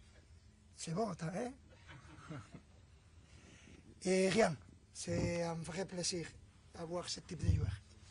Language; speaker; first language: French; non-native, fluent; Spanish